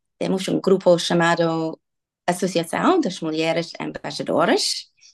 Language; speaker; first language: Portuguese; non-native, learner; English